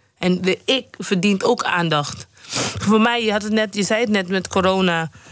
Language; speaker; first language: Dutch; non-native, local second language; Papiamento